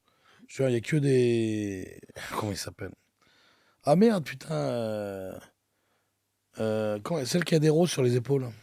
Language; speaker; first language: French; native; French